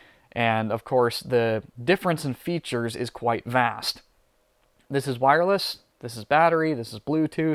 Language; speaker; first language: English; native; English